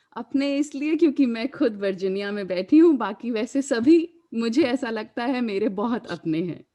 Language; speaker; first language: Hindi; native; Hindi